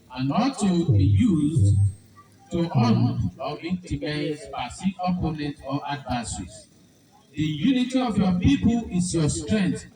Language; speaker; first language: English; non-native, local second language; Yoruba